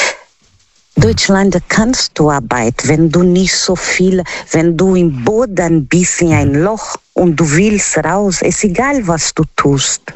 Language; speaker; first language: German; non-native, learner; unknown